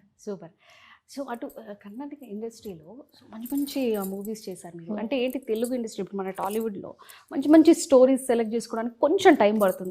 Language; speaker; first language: Telugu; native; Telugu